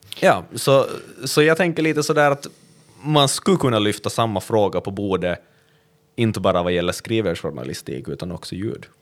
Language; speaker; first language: Swedish; native; Swedish